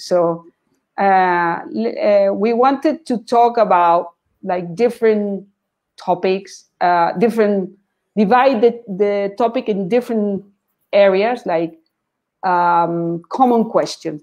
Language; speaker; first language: English; non-native, fluent; Spanish